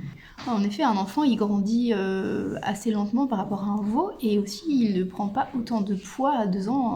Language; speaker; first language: French; native; French